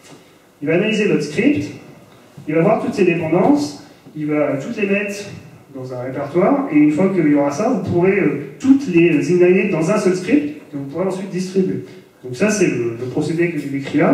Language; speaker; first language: French; native; French